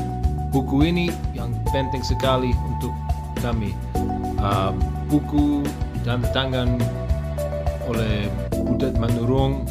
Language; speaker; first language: Indonesian; non-native, learner; English